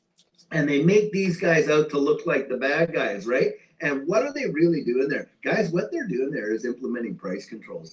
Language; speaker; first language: English; native; English